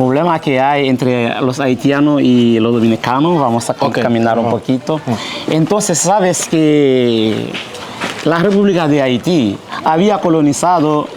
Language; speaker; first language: Spanish; early bilingual, heritage; Haitian Creole